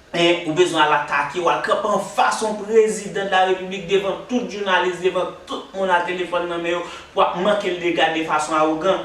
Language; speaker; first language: Haitian Creole; native; Haitian Creole